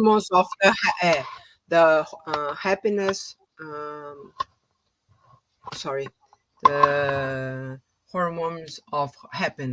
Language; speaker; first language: English; non-native, fluent; Portuguese